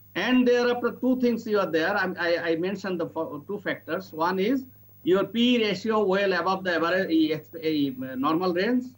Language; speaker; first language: English; non-native, local second language; Bangla